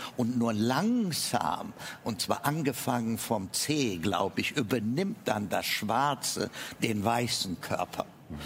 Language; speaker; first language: German; non-native, fluent; Amharic